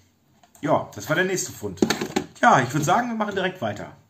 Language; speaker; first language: German; native; German